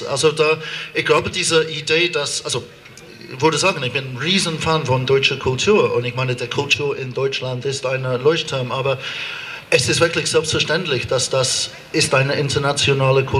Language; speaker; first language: German; non-native, fluent; English